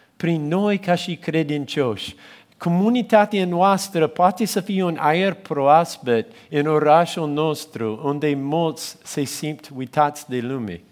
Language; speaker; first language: Romanian; non-native, fluent; English